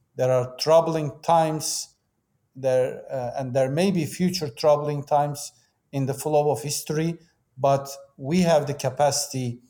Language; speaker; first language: English; non-native, fluent; Turkish